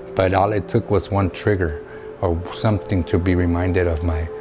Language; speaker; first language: English; native; English